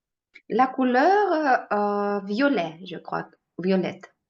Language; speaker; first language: French; non-native, fluent; Russian